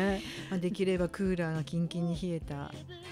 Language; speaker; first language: Japanese; native; Japanese